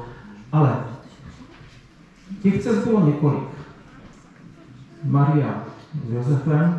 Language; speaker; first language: Czech; native; Czech